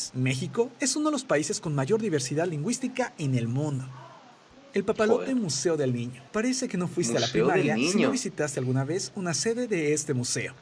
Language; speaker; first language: Spanish; native; Spanish